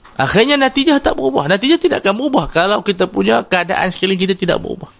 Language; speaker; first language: Malay; native; Malay